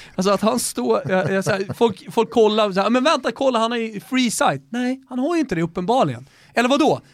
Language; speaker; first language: Swedish; native; Swedish